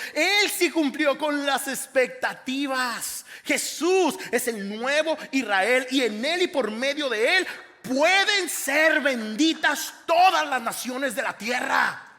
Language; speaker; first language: Spanish; native; Spanish